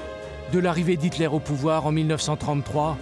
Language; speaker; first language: French; native; French